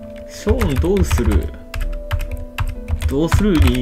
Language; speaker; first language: Japanese; native; Japanese